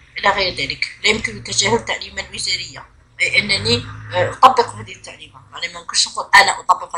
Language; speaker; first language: French; non-native, local second language; Arabic